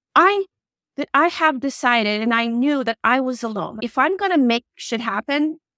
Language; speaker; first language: English; non-native, fluent; Turkish